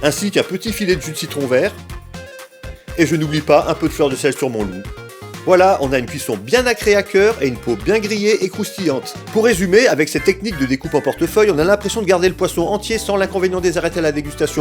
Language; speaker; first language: French; native; French